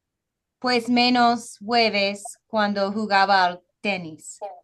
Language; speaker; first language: Spanish; non-native, fluent; English